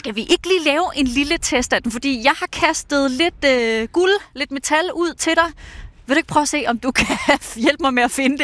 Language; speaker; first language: Danish; native; Danish